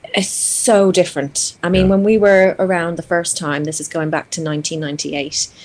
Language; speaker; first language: English; non-native, fluent; Greek